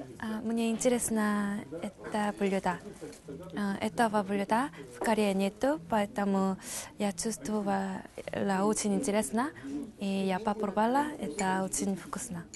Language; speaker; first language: Russian; non-native, learner; Korean